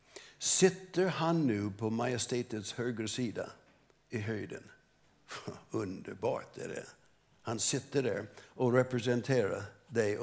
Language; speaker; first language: Swedish; non-native, fluent; English